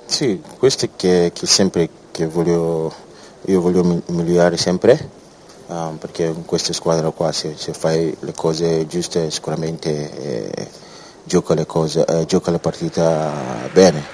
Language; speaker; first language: Italian; non-native, learner; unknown